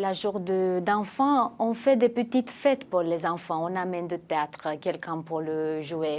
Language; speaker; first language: French; non-native, fluent; Romanian